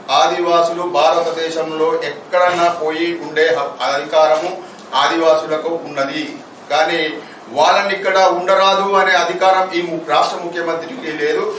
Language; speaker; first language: Telugu; non-native, local second language; Gondi